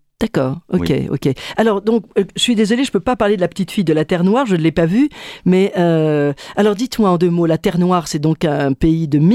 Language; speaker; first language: French; native; French